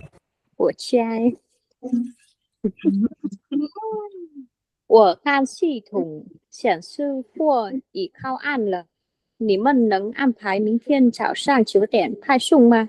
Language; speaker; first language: Chinese; non-native, learner; Vietnamese